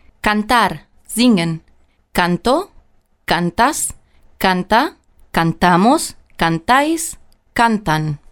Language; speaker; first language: Spanish; non-native, fluent; German